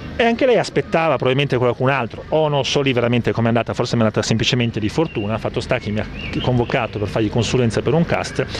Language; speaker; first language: Italian; native; Italian